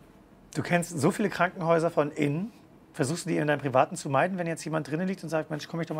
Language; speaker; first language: German; native; German